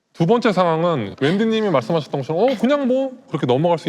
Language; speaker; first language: Korean; native; Korean